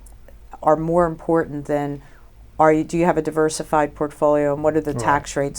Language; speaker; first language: English; native; English